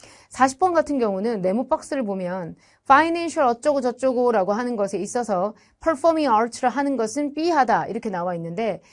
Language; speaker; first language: Korean; native; Korean